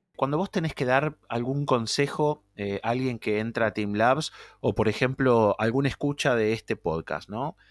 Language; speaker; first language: Spanish; native; Spanish